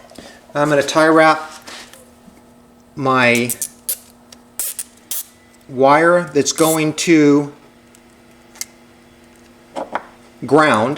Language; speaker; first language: English; native; English